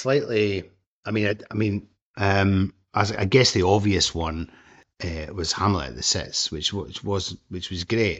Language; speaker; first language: English; native; English